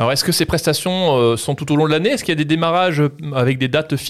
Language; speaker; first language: French; native; French